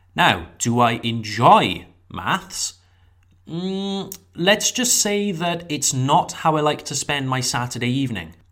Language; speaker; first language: English; native; English